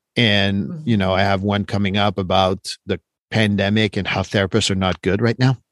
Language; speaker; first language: English; non-native, fluent; French